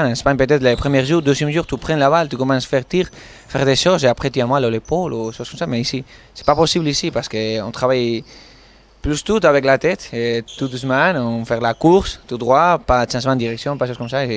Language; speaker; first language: French; non-native, learner; Spanish